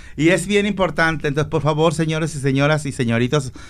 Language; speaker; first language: Spanish; native; Spanish